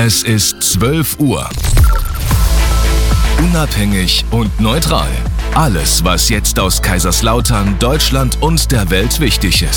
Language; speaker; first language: German; native; German